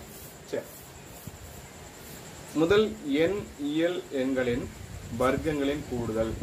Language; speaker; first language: Tamil; native; Tamil